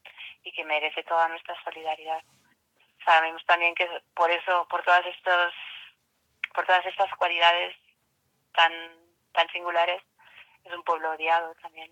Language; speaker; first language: Spanish; native; Spanish